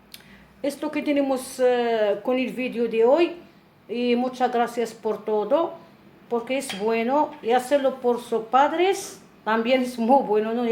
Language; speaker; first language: Spanish; non-native, learner; Arabic